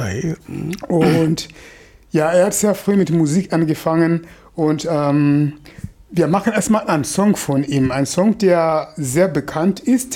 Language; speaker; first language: German; non-native, fluent; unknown